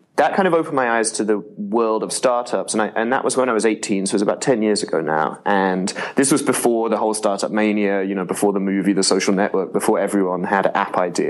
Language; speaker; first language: English; native; English